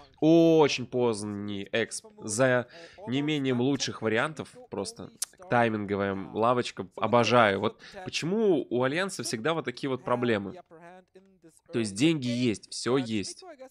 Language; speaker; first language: Russian; native; Russian